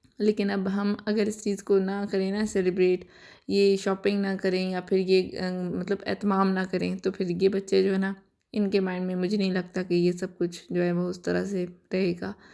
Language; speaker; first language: Urdu; native; Urdu